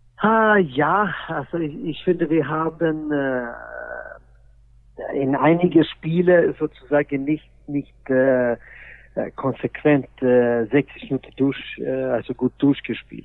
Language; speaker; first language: German; non-native, fluent; Swedish